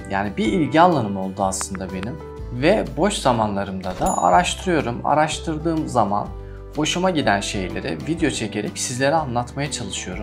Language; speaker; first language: Turkish; native; Turkish